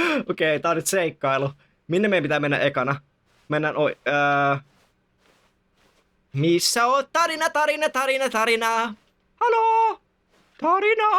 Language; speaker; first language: Finnish; native; Finnish